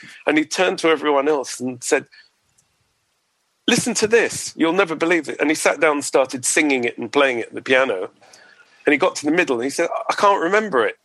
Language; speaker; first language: English; native; English